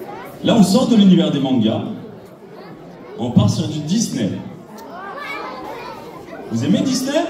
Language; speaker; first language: French; native; French